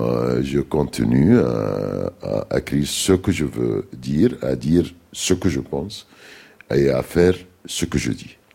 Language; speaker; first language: French; non-native, fluent; Arabic